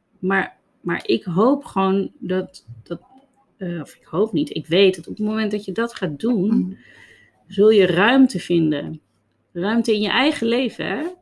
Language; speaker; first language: Dutch; native; Dutch